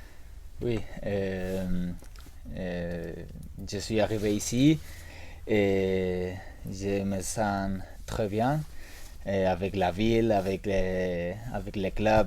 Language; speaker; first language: French; non-native, learner; Spanish